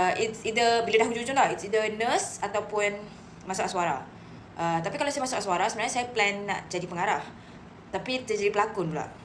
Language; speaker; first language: Malay; native; Malay